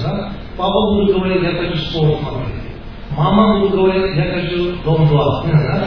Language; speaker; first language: Russian; non-native, learner; Tibetan